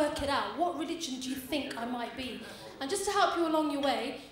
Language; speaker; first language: English; native; English